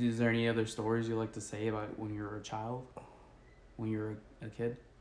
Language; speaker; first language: English; early bilingual, other home language; Spanish